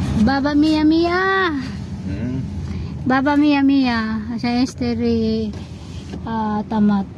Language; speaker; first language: Arabic; non-native, learner; Filipino